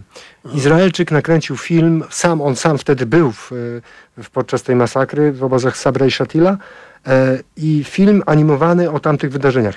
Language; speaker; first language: Polish; native; Polish